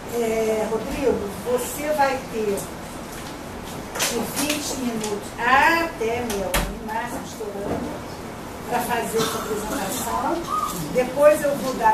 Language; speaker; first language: Portuguese; native; Portuguese